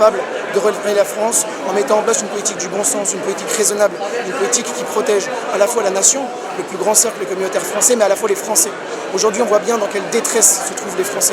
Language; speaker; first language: French; native; French